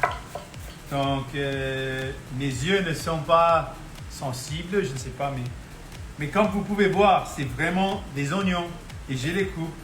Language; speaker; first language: French; non-native, local second language; Punjabi